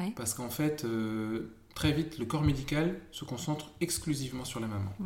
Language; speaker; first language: French; native; French